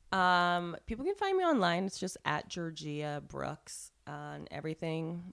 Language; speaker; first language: English; native; English